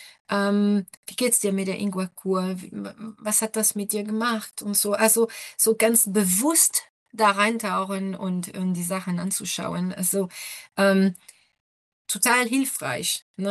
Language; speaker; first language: German; non-native, fluent; French